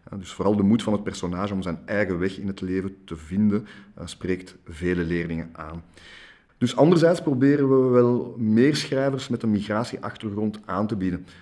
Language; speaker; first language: Dutch; non-native, local second language; French